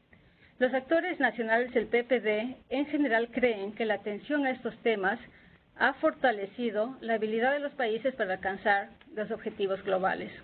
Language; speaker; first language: Spanish; native; Spanish